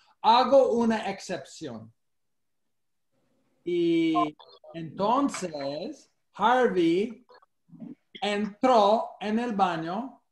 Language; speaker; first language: Spanish; non-native, fluent; English